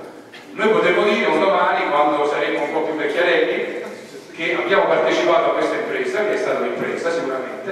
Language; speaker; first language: Italian; native; Italian